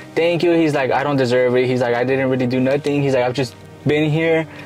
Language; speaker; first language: English; early bilingual, other home language; Spanish